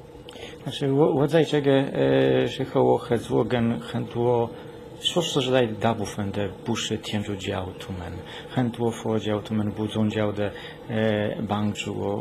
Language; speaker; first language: Chinese; non-native, learner; Polish